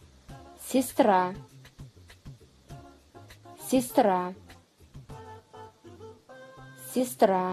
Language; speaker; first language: Russian; non-native, fluent; Kazakh